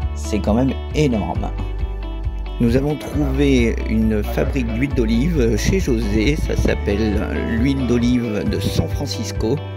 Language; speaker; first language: French; native; French